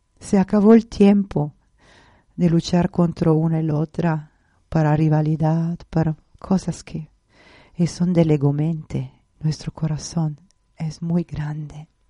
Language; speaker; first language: Spanish; non-native, fluent; Italian